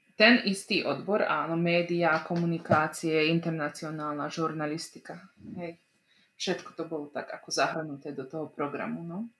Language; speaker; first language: Slovak; early bilingual, heritage; Slovak